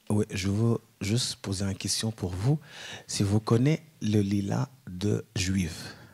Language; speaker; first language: French; non-native, learner; Arabic